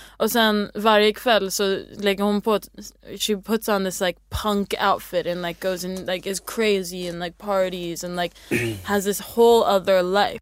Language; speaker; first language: English; early bilingual, other home language; Swedish